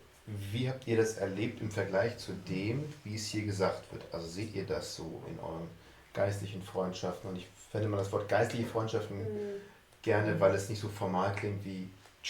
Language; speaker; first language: German; non-native, fluent; English